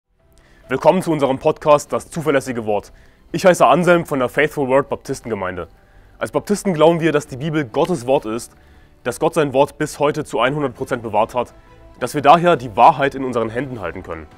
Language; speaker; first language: German; native; German